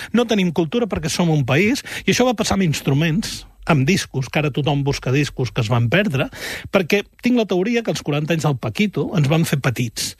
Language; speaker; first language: Catalan; native; Catalan